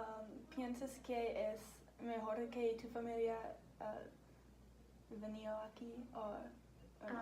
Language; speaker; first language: Spanish; non-native, learner; English